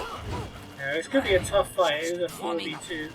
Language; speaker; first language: English; native; English